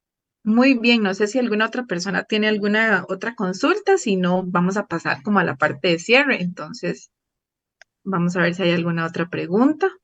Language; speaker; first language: Spanish; native; Spanish